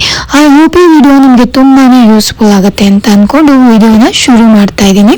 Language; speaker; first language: Kannada; native; Kannada